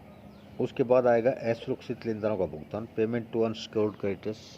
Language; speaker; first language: Hindi; native; Hindi